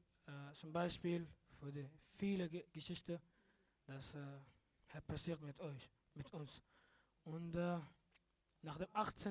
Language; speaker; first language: German; non-native, learner; Arabic